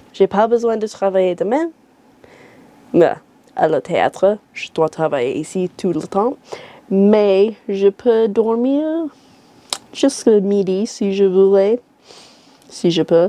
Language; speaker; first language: French; non-native, learner; English